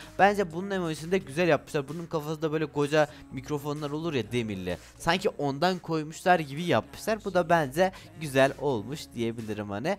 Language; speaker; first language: Turkish; native; Turkish